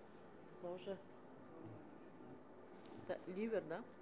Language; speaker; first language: Russian; non-native, local second language; Tuvinian